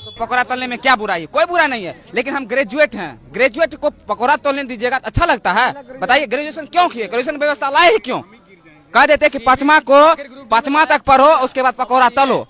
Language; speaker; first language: Hindi; native; Hindi